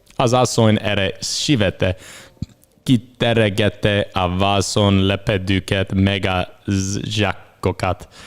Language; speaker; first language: Hungarian; non-native, learner; English